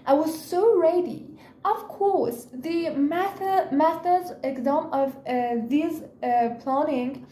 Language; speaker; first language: English; non-native, learner; Persian